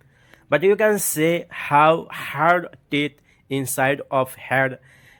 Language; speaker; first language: English; non-native, learner; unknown